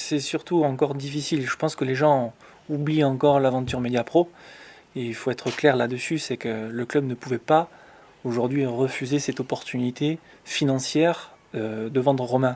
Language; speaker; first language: French; native; French